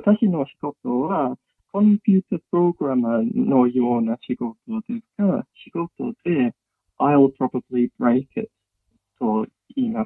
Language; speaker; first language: Japanese; non-native, learner; English